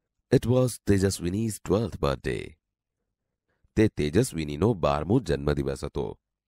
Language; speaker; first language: English; non-native, local second language; Gujarati